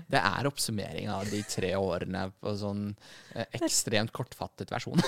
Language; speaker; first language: Norwegian; early bilingual, other home language; Arabic